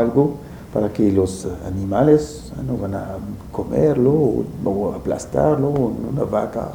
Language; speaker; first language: Spanish; non-native, fluent; French